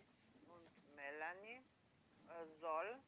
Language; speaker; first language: German; non-native, learner; Macedonian